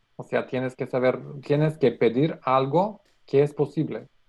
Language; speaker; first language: Spanish; non-native, learner; Macedonian